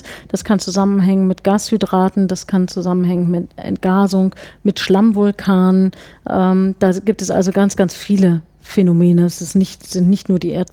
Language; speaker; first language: German; native; German